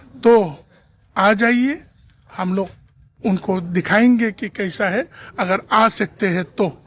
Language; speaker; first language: Hindi; non-native, local second language; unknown